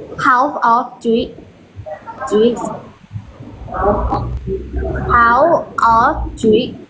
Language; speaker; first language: English; non-native, learner; Thai